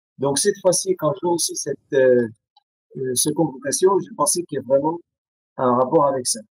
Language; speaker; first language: French; non-native, fluent; Arabic